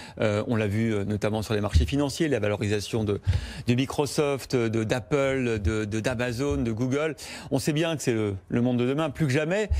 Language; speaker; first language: French; native; French